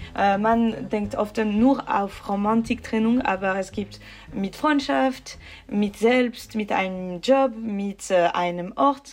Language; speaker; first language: German; non-native, learner; French